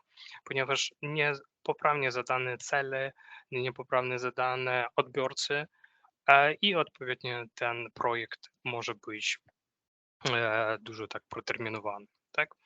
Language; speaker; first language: Polish; non-native, fluent; Ukrainian